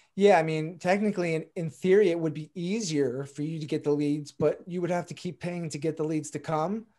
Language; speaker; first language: English; native; English